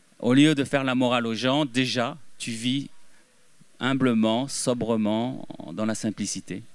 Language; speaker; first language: French; native; French